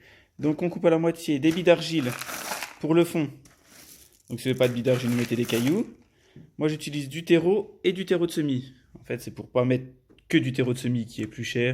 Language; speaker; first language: French; native; French